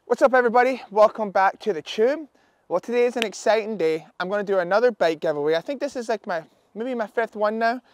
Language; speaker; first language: English; native; English